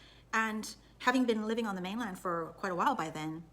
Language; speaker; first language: English; native; English